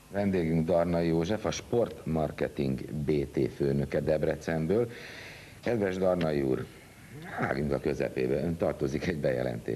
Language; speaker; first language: Hungarian; native; Hungarian